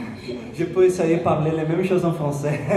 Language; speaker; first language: French; non-native, learner; Portuguese